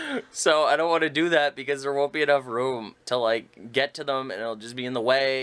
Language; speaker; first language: English; native; English